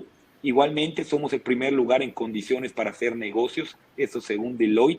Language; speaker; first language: Spanish; native; Spanish